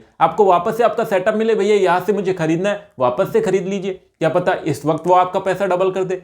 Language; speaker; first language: Hindi; native; Hindi